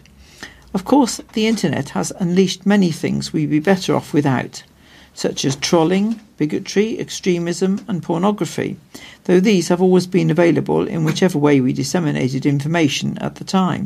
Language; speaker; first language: English; native; English